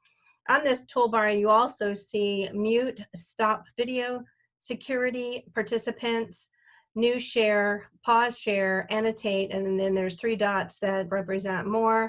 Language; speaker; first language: English; native; English